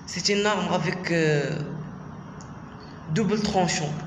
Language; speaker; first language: French; non-native, local second language; Arabic